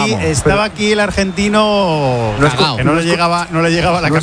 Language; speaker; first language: Spanish; native; Spanish